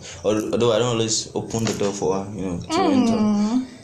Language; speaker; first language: English; non-native, local second language; Yoruba